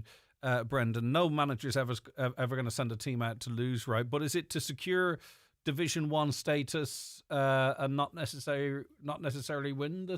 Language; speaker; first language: English; native; English